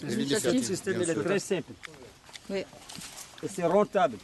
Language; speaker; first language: French; non-native, local second language; Arabic